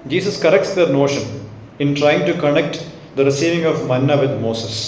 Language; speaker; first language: English; non-native, local second language; Malayalam